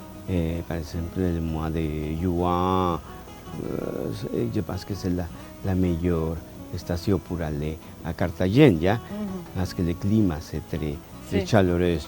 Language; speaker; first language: French; non-native, fluent; Spanish